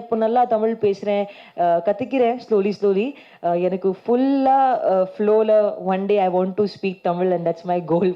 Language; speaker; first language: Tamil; non-native, learner; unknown